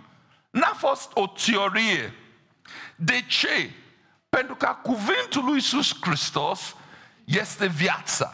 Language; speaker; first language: Romanian; non-native, fluent; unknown